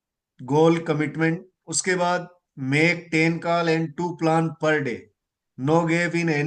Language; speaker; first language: Hindi; native; Hindi